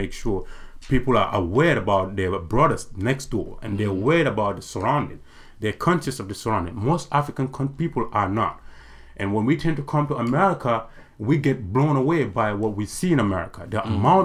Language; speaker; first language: English; non-native, local second language; Mandingo